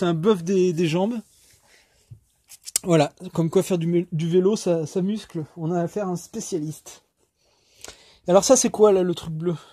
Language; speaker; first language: French; native; French